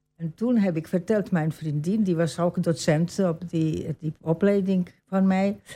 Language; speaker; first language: Dutch; non-native, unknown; Croatian